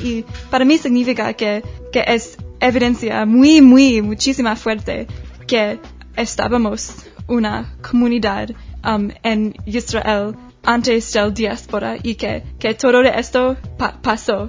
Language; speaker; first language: Spanish; non-native, learner; English